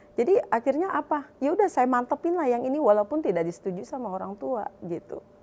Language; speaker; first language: Indonesian; native; Indonesian